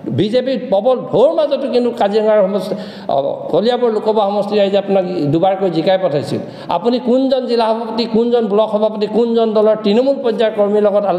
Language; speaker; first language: Assamese; non-native, local second language; Mising